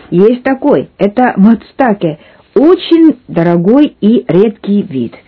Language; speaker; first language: Russian; non-native, fluent; Japanese